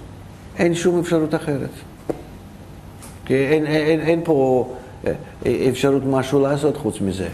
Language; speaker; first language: Hebrew; non-native, fluent; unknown